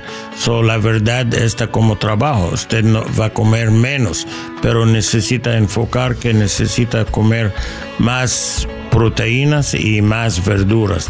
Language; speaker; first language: Spanish; non-native, learner; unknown